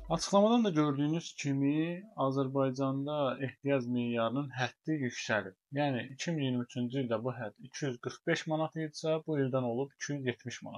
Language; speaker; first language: Azerbaijani; native; Azerbaijani